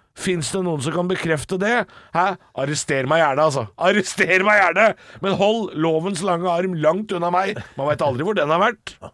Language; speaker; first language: Norwegian; native; Norwegian